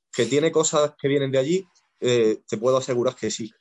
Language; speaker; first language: Spanish; native; Spanish